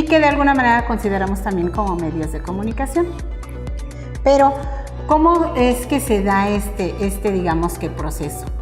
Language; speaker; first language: Spanish; native; Spanish